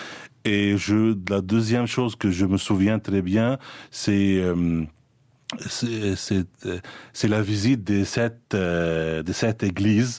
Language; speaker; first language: French; non-native, local second language; Arabic